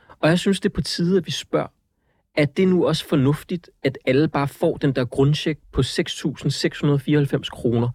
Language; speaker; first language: Danish; early bilingual, other home language; Central Kurdish